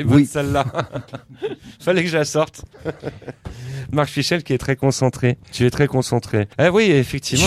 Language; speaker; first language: French; native; French